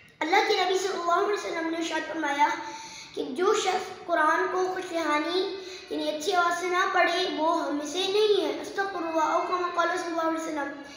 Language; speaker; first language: Urdu; native; Urdu